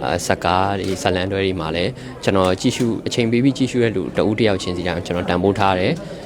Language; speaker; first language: Burmese; native; Burmese